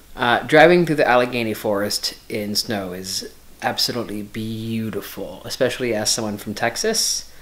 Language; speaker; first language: English; native; English